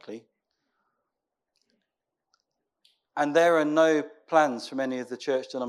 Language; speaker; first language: English; native; English